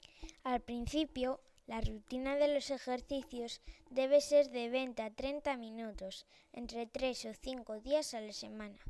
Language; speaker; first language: Spanish; native; Spanish